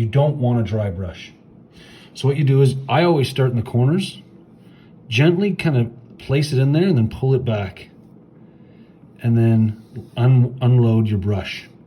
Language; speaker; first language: English; native; English